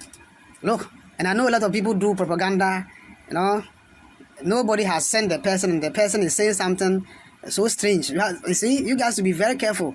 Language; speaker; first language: English; non-native, local second language; Akan